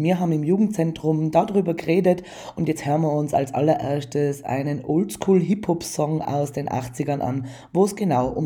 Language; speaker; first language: German; native; German